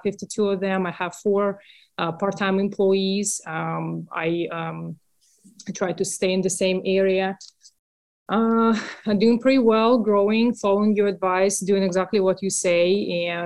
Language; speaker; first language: English; non-native, fluent; Russian